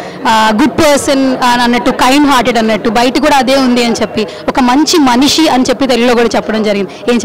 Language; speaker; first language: Telugu; native; Telugu